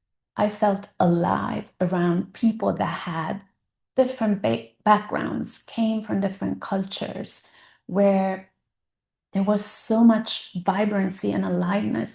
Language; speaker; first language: English; non-native, fluent; Italian